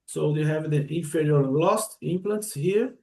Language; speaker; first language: English; non-native, learner; Portuguese